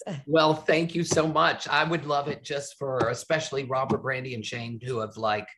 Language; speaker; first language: English; native; English